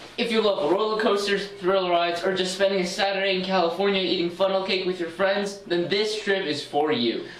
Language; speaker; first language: English; native; English